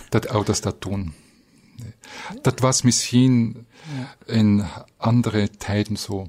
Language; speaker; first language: Dutch; non-native, fluent; German